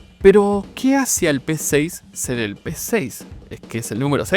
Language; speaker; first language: Spanish; native; Spanish